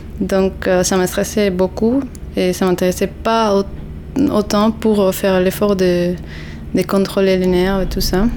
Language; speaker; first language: French; non-native, fluent; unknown